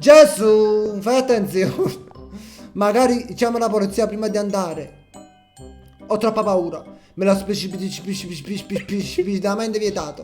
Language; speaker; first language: Italian; native; Italian